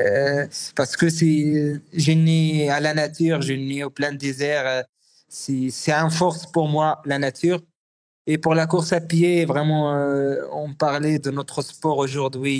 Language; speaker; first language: French; non-native, learner; Arabic